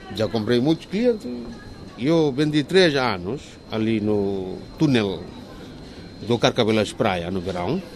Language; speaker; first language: Portuguese; non-native, learner; Bangla